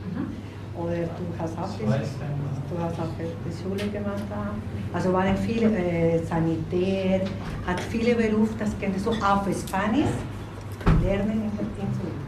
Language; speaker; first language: German; non-native, learner; Spanish